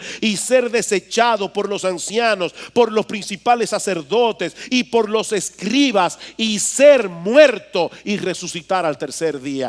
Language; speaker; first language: Spanish; native; Spanish